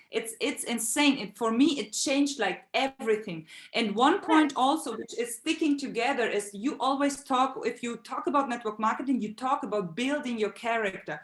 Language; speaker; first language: English; non-native, fluent; German